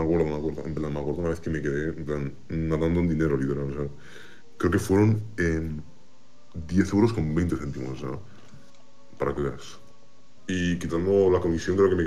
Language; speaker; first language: Spanish; native; Spanish